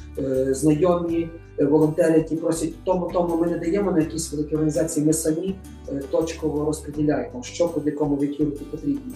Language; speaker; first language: Ukrainian; native; Ukrainian